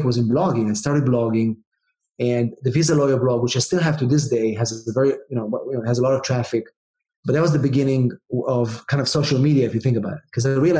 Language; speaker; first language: English; non-native, fluent; Hebrew